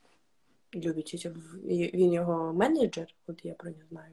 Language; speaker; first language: Ukrainian; non-native, local second language; Russian